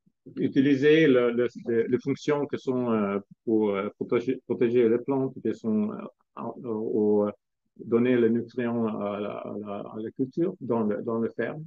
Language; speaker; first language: French; non-native, fluent; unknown